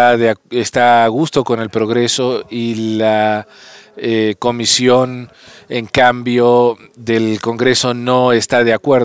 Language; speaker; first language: Spanish; non-native, fluent; English